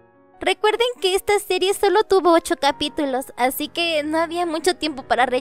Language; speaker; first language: Spanish; native; Spanish